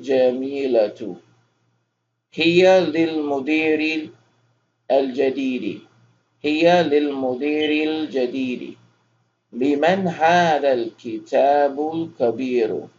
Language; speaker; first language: Arabic; non-native, fluent; English